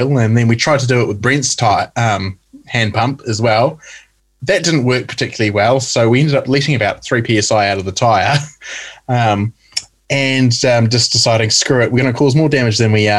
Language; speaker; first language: English; native; English